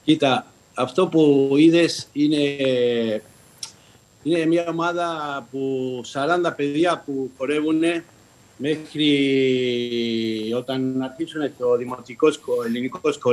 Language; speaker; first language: Greek; early bilingual, heritage; Spanish